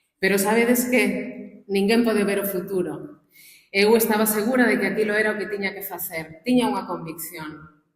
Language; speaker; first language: Galician; non-native, local second language; Spanish